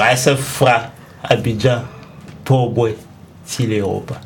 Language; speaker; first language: Danish; non-native, fluent; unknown